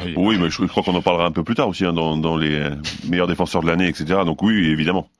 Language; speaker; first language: French; native; French